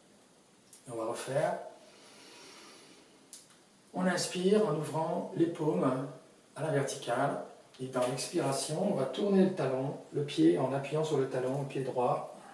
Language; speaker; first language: French; native; French